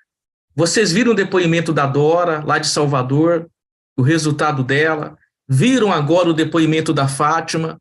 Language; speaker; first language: Portuguese; native; Portuguese